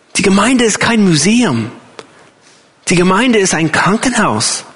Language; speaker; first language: German; non-native, fluent; English